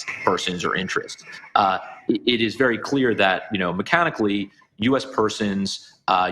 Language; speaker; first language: English; native; English